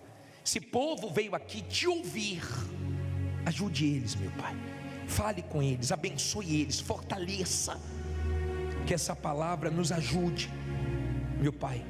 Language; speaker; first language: Portuguese; native; Portuguese